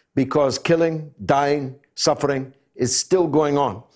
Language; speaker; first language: English; native; English